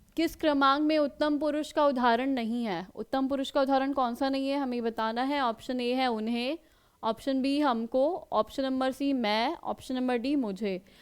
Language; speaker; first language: Hindi; native; Hindi